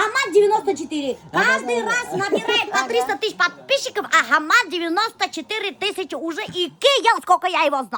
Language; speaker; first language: Russian; non-native, local second language; Bashkir